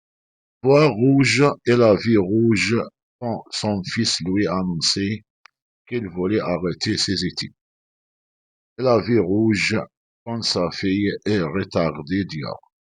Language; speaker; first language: French; non-native, fluent; Arabic